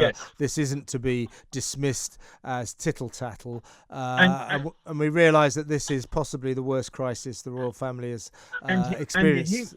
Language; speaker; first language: English; native; English